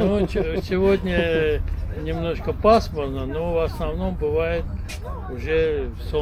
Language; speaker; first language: Russian; non-native, local second language; Armenian